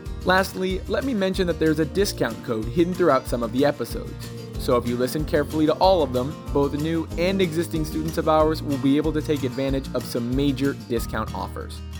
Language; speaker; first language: English; native; English